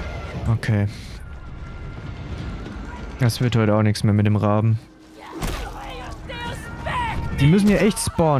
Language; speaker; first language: German; native; German